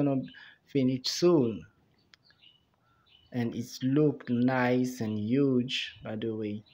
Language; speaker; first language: English; non-native, fluent; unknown